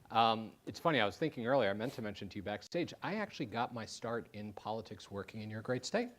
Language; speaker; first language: English; native; English